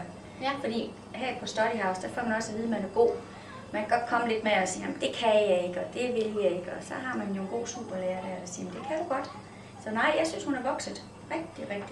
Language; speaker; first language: Danish; native; Danish